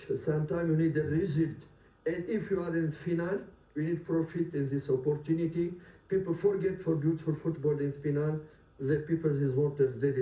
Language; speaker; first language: English; non-native, learner; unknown